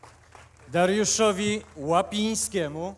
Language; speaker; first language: Polish; native; Polish